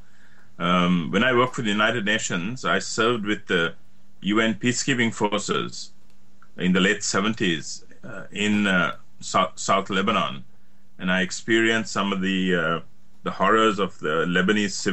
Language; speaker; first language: English; native; English